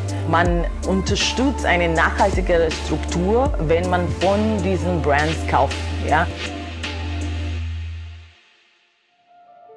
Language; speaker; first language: German; non-native, fluent; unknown